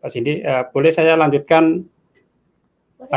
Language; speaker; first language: Indonesian; native; Indonesian